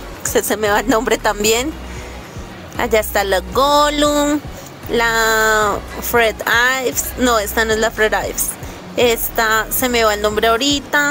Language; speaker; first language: Spanish; native; Spanish